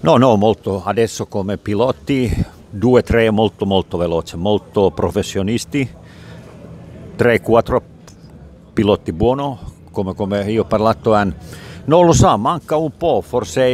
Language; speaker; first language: Italian; non-native, learner; Finnish